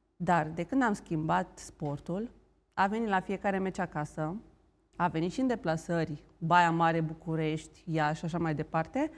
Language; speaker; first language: Romanian; native; Romanian